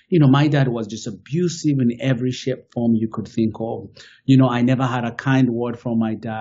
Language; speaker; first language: English; non-native, local second language; Kinyarwanda